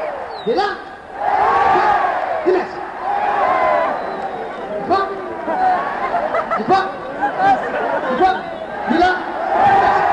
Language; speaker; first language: Italian; non-native, learner; English